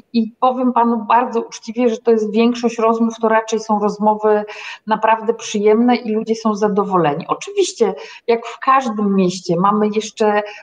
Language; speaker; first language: Polish; native; Polish